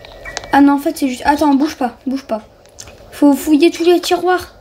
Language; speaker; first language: French; native; French